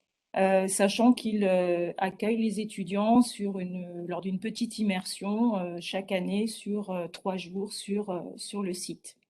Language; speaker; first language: French; native; French